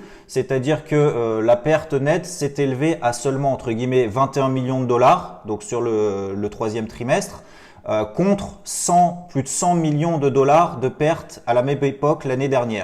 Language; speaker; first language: French; native; French